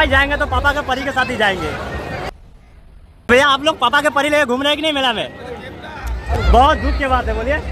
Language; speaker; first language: Hindi; native; Hindi